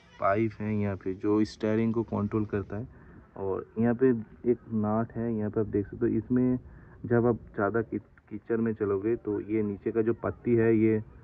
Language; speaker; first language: Hindi; non-native, local second language; Bangla